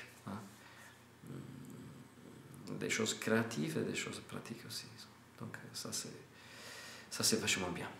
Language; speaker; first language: French; non-native, fluent; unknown